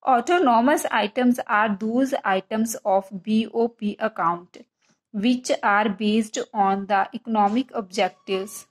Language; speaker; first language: English; non-native, local second language; Punjabi